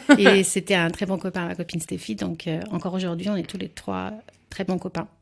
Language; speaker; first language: French; native; French